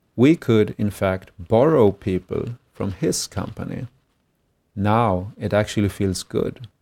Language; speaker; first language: English; non-native, fluent; Swedish